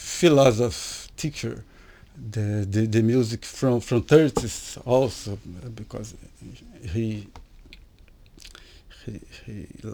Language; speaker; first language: English; non-native, learner; Portuguese